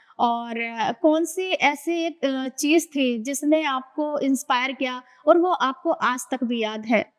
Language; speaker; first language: Hindi; native; Hindi